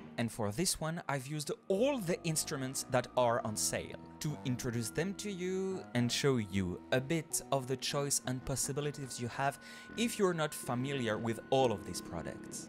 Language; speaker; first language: English; non-native, fluent; French